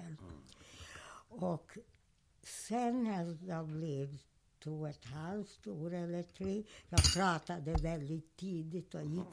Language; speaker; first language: Swedish; non-native, fluent; Hungarian